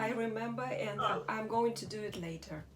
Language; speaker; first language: English; non-native, learner; Russian